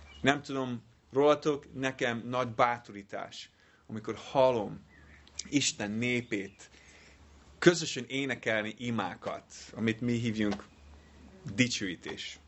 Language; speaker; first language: Hungarian; non-native, learner; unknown